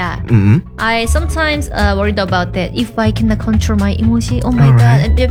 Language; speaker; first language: English; non-native, learner; Korean